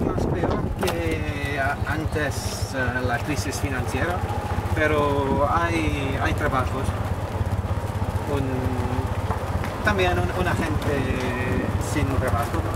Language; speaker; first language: Spanish; non-native, learner; English